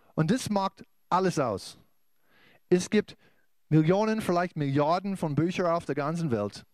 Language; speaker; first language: German; non-native, fluent; English